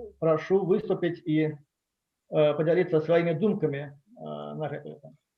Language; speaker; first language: Belarusian; non-native, local second language; Russian